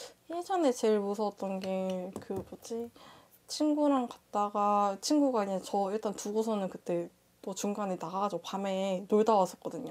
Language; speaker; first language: Korean; native; Korean